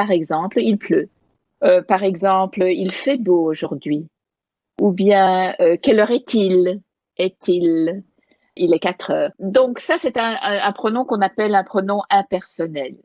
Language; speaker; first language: French; native; French